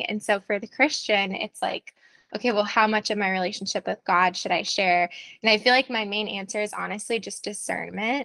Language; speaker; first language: English; native; English